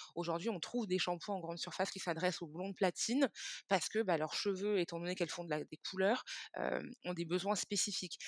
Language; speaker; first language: French; early bilingual, other home language; Hebrew